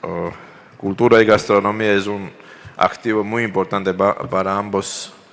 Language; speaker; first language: Spanish; non-native, fluent; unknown